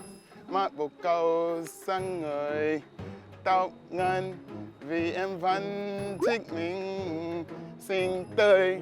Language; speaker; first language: Vietnamese; non-native, learner; English